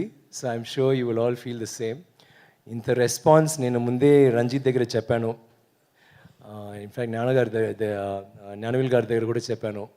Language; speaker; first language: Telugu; non-native, learner; Tamil